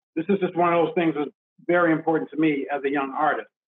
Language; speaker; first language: English; native; English